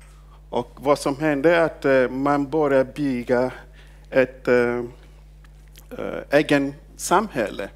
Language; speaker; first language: Swedish; non-native, fluent; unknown